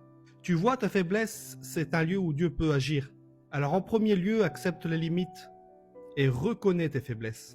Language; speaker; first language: French; native; French